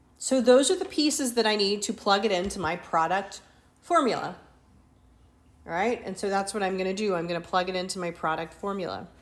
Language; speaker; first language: English; native; English